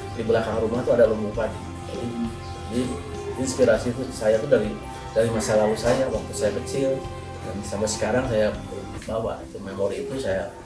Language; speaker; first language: Indonesian; non-native, local second language; Sundanese